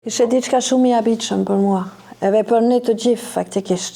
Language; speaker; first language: Albanian; non-native, fluent; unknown